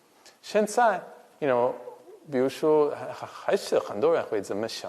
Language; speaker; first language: Chinese; non-native, fluent; English